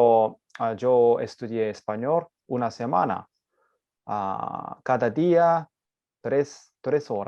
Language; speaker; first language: Spanish; non-native, learner; Japanese